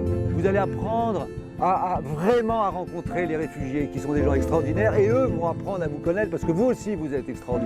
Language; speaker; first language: French; native; French